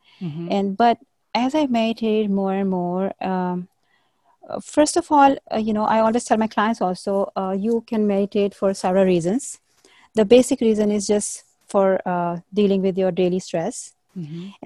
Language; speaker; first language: English; non-native, local second language; Hindi